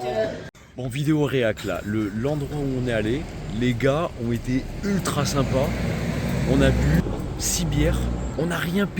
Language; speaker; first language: French; native; French